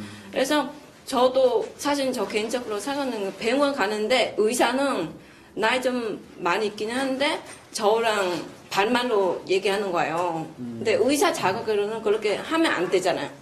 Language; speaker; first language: Korean; non-native, fluent; Vietnamese